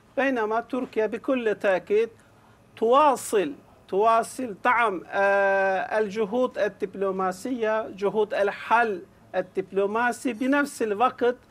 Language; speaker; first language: Arabic; non-native, fluent; Turkish